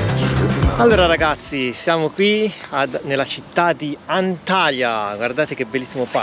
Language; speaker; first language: Italian; native; Italian